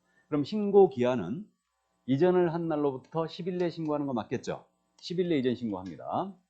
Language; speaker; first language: Korean; native; Korean